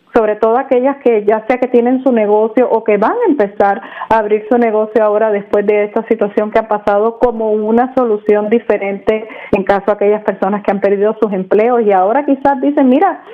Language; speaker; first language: Spanish; native; Spanish